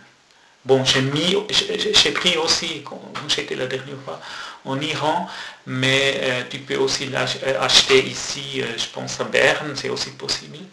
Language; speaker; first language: French; non-native, local second language; German